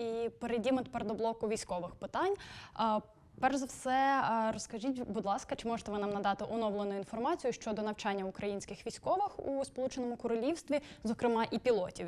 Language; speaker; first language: Ukrainian; native; Ukrainian